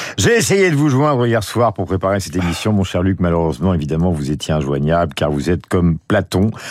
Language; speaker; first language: French; native; French